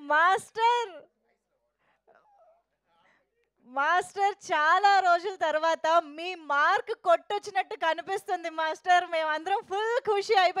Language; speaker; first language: Telugu; native; Telugu